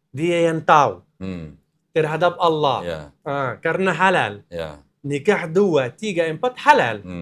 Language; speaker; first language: Indonesian; non-native, learner; Arabic